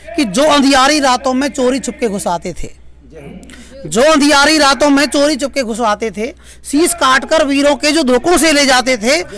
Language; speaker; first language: Hindi; native; Hindi